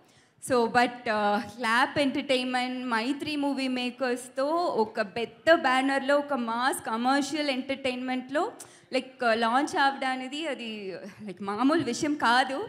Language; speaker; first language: Telugu; non-native, learner; Tamil